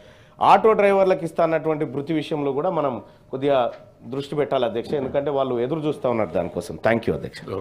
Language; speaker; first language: Telugu; native; Telugu